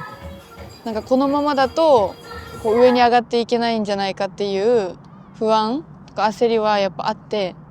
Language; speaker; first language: Japanese; native; Japanese